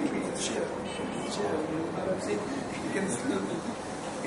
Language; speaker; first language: English; non-native, learner; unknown